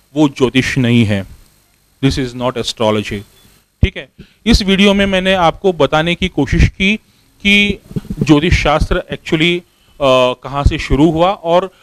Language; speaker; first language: Hindi; non-native, local second language; Marathi